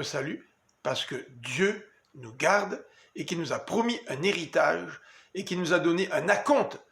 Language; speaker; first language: French; native; French